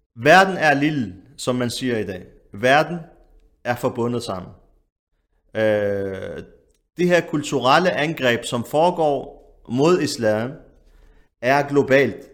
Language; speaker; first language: Danish; early bilingual, other home language; Arabic